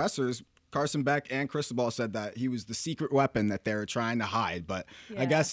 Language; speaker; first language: English; native; English